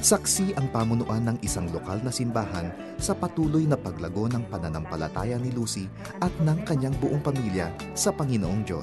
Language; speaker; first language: Filipino; native; Filipino